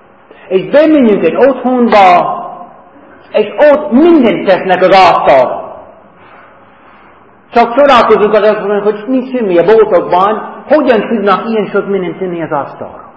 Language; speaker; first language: Hungarian; non-native, fluent; English